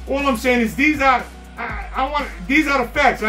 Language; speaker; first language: English; native; English